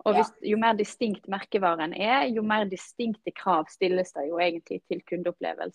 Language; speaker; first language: Norwegian; native; Norwegian